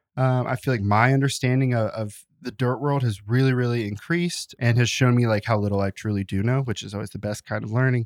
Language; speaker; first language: English; native; English